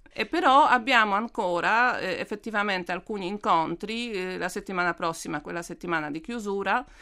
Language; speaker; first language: Italian; non-native, fluent; Polish